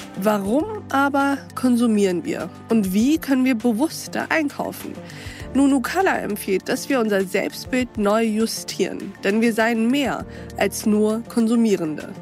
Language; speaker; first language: German; native; German